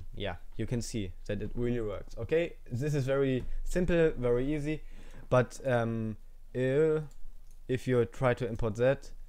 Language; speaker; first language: English; non-native, fluent; German